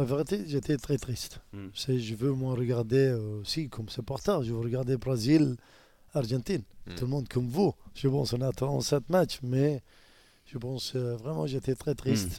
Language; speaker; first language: French; non-native, learner; Arabic